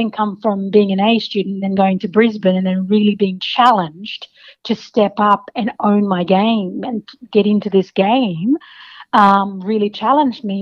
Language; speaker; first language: English; native; English